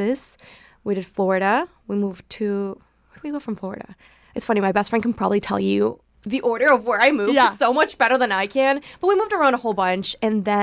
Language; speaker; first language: English; non-native, fluent; Spanish